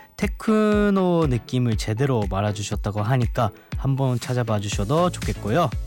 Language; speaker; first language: Korean; non-native, fluent; Japanese